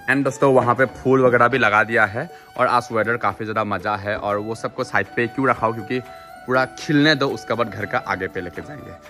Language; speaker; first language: Hindi; non-native, local second language; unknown